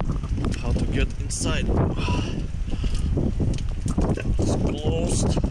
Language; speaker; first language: English; non-native, fluent; Russian